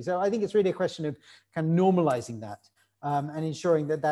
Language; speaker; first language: English; native; English